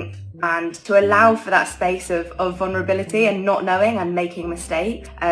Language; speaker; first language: English; native; English